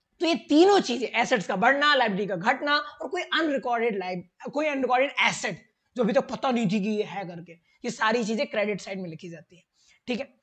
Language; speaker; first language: Hindi; native; Hindi